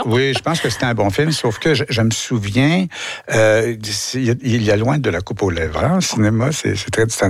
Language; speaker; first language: French; native; French